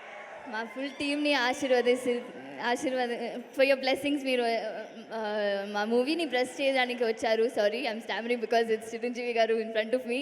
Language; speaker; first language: Telugu; non-native, learner; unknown